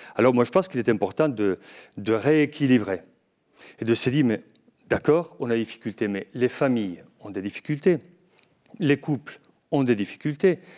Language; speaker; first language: French; non-native, fluent; Spanish